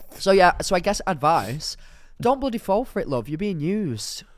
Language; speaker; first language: English; native; English